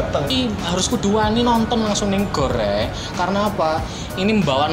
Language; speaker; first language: Indonesian; native; Indonesian